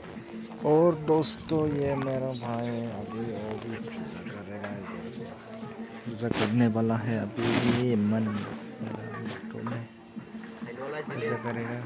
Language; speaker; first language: Hindi; non-native, local second language; Bodo